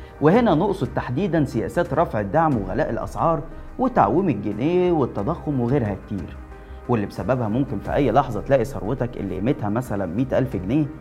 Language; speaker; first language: Arabic; native; Arabic